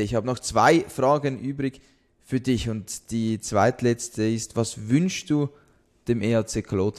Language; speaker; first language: German; native; German